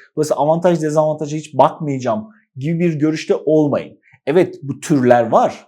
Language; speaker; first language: Turkish; native; Turkish